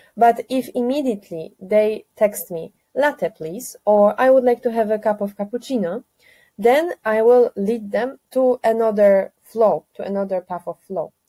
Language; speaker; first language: English; non-native, fluent; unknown